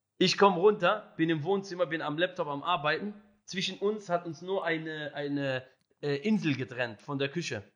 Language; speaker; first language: German; early bilingual, other home language; Arabic